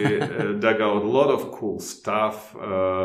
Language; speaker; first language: English; non-native, fluent; Russian